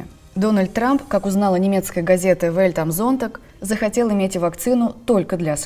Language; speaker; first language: Russian; native; Russian